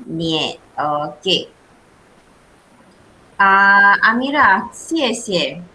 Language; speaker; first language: Chinese; non-native, fluent; Malay